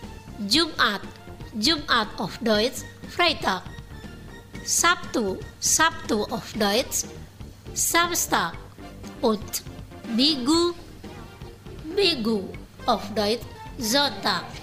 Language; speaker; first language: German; non-native, fluent; Indonesian